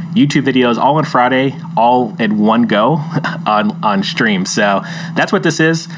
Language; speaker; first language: English; native; English